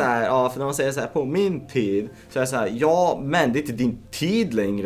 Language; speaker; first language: Swedish; early bilingual, other home language; Lithuanian